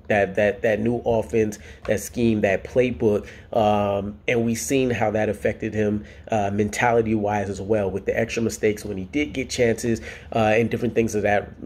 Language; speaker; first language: English; native; English